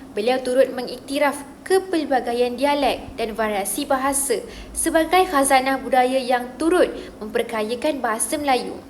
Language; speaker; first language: Malay; native; Malay